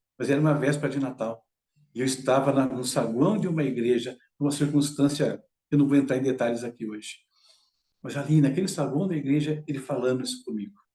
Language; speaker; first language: Portuguese; native; Portuguese